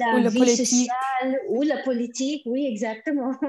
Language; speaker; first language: French; non-native, fluent; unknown